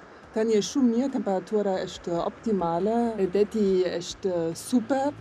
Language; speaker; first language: Albanian; non-native, learner; German